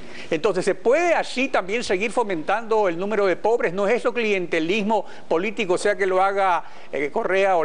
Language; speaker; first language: Spanish; native; Spanish